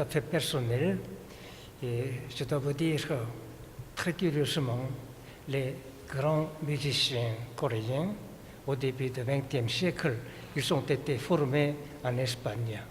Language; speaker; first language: French; non-native, fluent; Korean